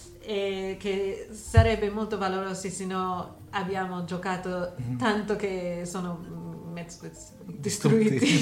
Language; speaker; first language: Italian; non-native, learner; English